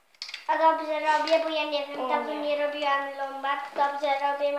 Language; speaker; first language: Polish; early bilingual, heritage; Polish